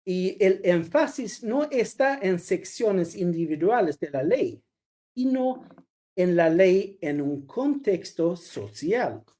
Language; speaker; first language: Spanish; non-native, fluent; Swedish